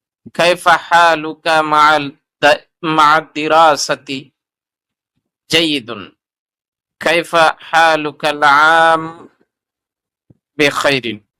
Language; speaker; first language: Arabic; non-native, fluent; Urdu